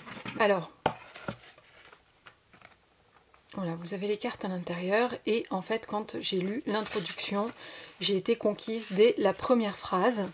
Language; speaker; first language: French; native; French